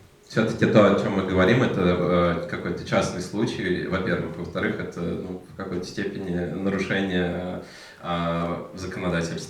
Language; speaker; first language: Russian; native; Russian